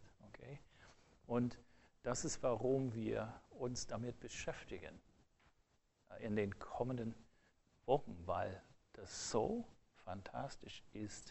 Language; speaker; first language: German; non-native, fluent; English